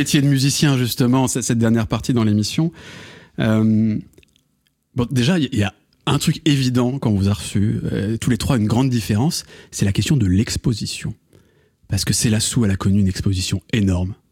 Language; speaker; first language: French; native; French